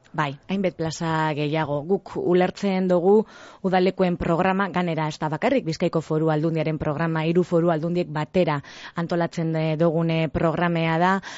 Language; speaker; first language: Basque; native; Basque